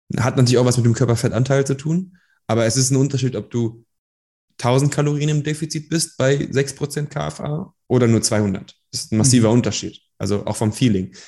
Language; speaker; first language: German; early bilingual, other home language; Persian